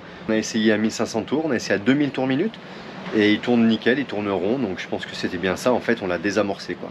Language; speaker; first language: French; native; French